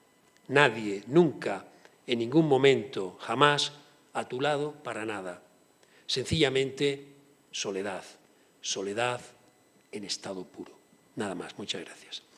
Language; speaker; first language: Spanish; native; Spanish